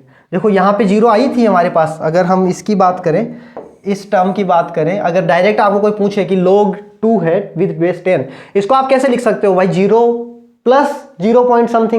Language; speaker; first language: Hindi; native; Hindi